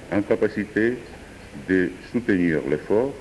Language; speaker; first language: French; non-native, fluent; Georgian